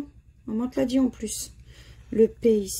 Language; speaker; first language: French; native; French